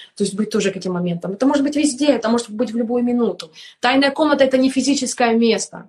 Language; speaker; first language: Russian; native; Russian